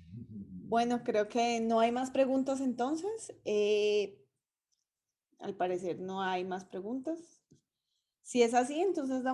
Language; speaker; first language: Spanish; native; Spanish